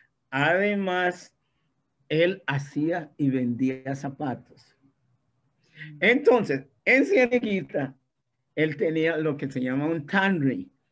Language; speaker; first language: Spanish; non-native, local second language; English